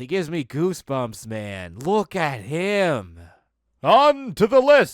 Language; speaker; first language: English; native; English